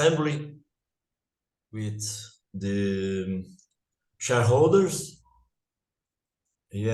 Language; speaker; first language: English; non-native, learner; Portuguese